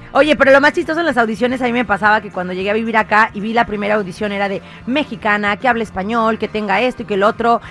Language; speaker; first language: Spanish; native; Spanish